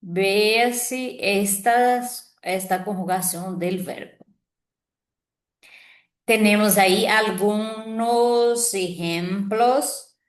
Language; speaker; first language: Spanish; non-native, fluent; Portuguese